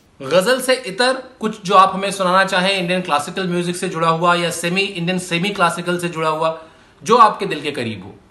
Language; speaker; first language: Hindi; native; Hindi